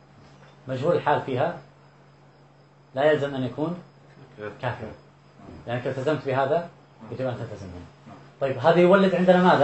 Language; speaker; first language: Arabic; native; Arabic